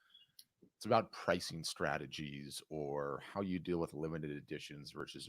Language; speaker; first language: English; native; English